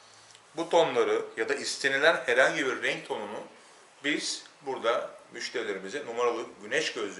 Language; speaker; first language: Turkish; native; Turkish